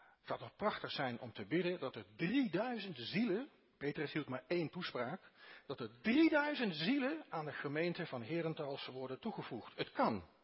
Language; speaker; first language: Dutch; native; Dutch